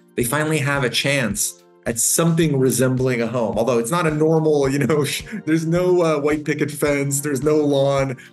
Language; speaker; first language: English; native; English